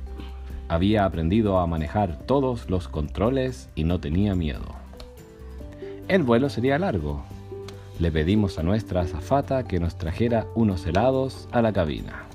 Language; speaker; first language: Spanish; native; Spanish